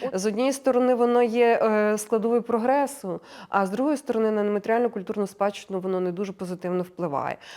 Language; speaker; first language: Ukrainian; native; Ukrainian